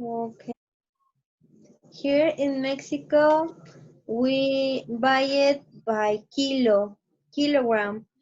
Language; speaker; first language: English; non-native, learner; Spanish